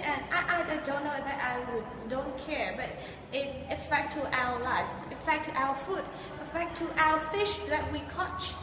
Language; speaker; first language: English; non-native, learner; Vietnamese